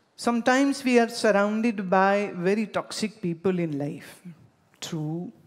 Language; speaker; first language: English; non-native, local second language; Hindi